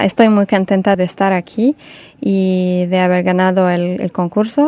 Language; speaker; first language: Spanish; non-native, fluent; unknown